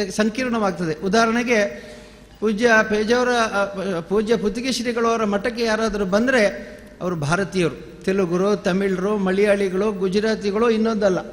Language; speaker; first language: Kannada; non-native, local second language; Tulu